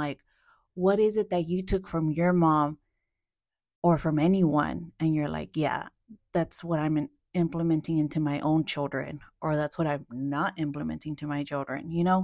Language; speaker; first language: English; early bilingual, other home language; Spanish